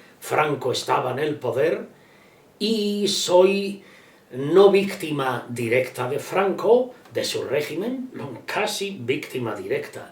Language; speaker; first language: Spanish; native; Spanish